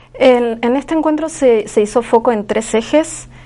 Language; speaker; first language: Spanish; native; Spanish